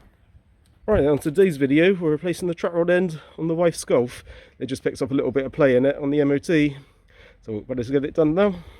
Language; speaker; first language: English; native; English